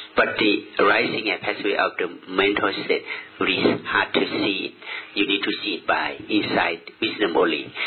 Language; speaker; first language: English; non-native, learner; Thai